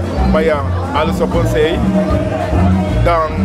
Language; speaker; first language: Dutch; non-native, local second language; Sranan Tongo